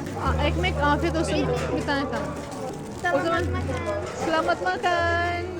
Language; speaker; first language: Turkish; non-native, learner; Indonesian